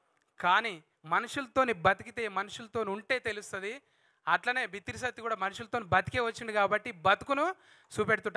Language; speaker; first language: Telugu; native; Telugu